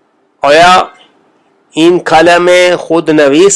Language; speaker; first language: Persian; non-native, fluent; Urdu